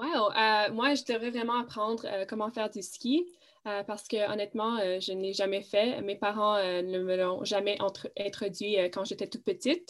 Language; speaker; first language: French; non-native, fluent; English